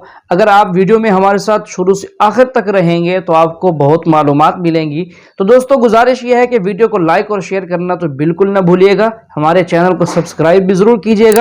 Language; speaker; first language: Hindi; native; Hindi